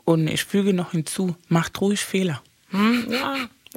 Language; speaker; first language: German; non-native, fluent; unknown